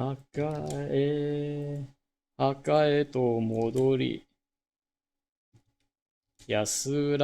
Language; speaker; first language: Japanese; non-native, learner; English